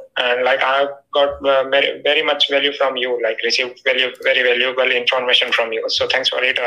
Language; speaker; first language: English; non-native, local second language; Hindi